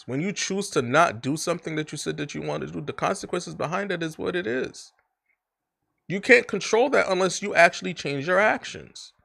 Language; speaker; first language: English; native; English